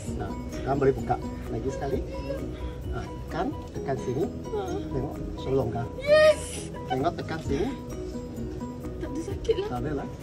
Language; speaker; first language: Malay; non-native, local second language; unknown